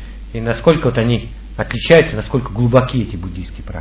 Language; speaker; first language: Russian; native; Russian